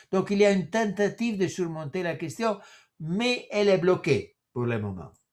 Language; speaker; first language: French; non-native, fluent; Italian